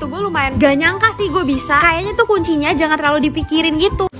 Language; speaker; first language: Indonesian; native; Indonesian